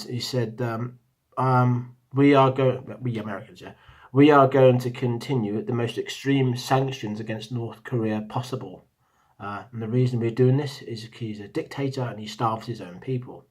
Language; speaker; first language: English; native; English